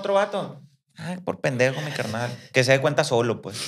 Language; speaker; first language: Spanish; native; Spanish